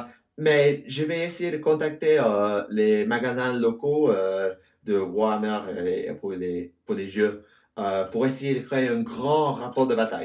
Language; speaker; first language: French; non-native, learner; English